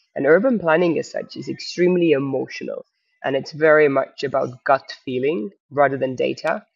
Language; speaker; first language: English; non-native, fluent; Estonian